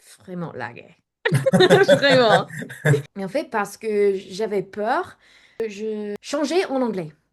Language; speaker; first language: French; non-native, learner; English